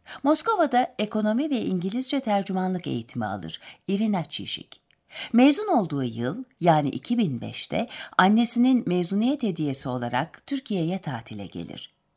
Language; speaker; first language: Turkish; native; Turkish